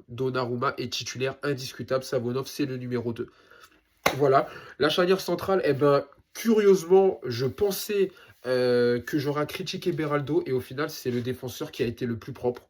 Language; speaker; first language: French; native; French